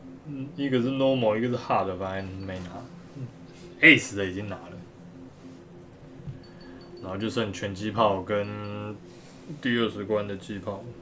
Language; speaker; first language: Chinese; native; Chinese